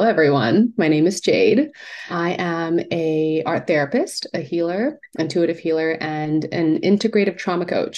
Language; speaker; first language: English; non-native, local second language; Cantonese